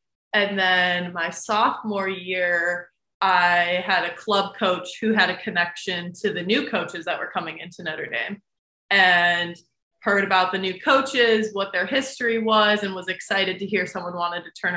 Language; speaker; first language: English; native; English